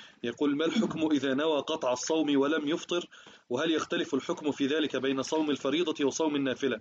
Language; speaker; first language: Arabic; native; Arabic